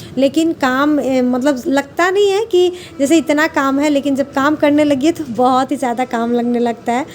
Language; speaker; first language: Hindi; native; Hindi